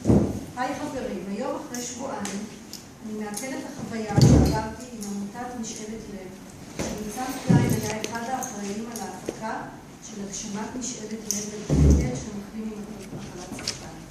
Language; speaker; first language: Hebrew; native; Hebrew